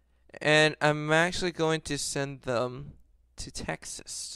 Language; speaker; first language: English; native; English